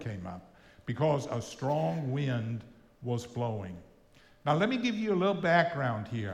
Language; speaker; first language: English; non-native, fluent; German